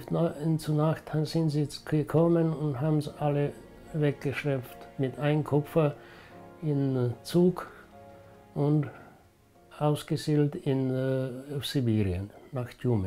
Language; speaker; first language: German; early bilingual, heritage; German